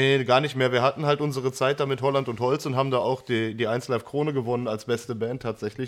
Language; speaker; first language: German; native; German